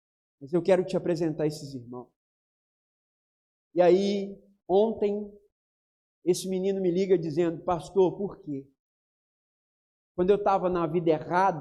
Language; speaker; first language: Portuguese; native; Portuguese